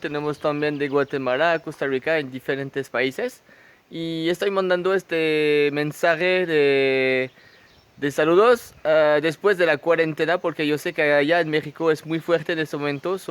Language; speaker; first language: Spanish; non-native, fluent; French